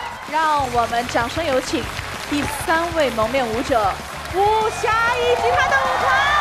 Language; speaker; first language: Chinese; native; Chinese